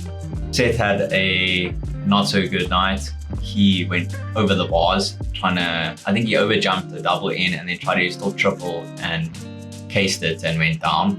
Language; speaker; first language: English; native; English